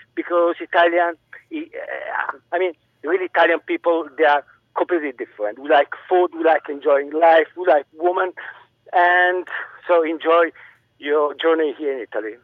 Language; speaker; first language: English; non-native, fluent; Italian